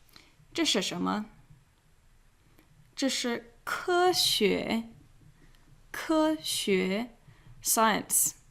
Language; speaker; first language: Chinese; non-native, fluent; English